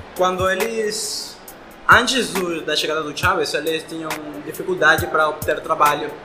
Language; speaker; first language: Portuguese; non-native, fluent; Spanish